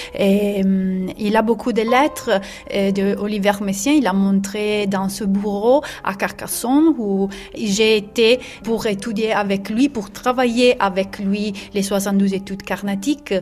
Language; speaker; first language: French; non-native, learner; Italian